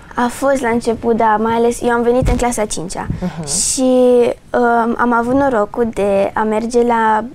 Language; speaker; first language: Romanian; early bilingual, other home language; English